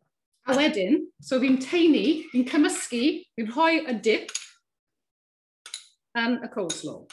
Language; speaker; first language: Welsh; native; Welsh